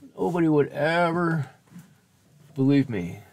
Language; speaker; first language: English; native; English